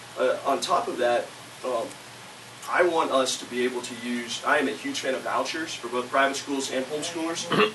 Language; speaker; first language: English; native; English